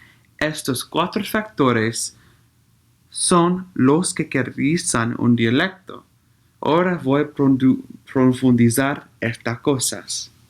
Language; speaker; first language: Spanish; non-native, learner; English